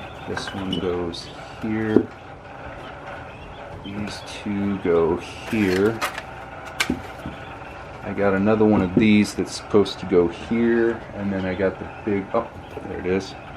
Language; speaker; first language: English; native; English